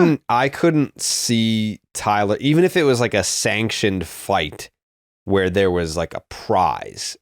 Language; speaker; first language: English; native; English